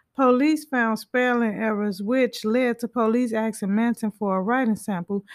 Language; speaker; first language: English; native; English